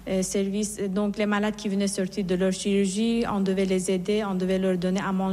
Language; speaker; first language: French; non-native, fluent; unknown